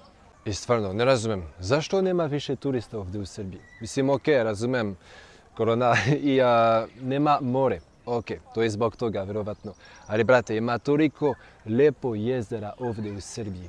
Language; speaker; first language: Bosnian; non-native, fluent; French